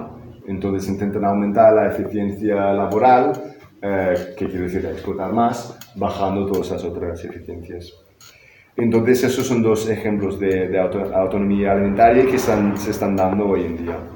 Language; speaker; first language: Spanish; non-native, fluent; English